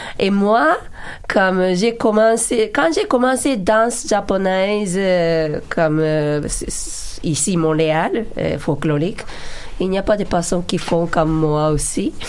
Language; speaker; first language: French; non-native, learner; Japanese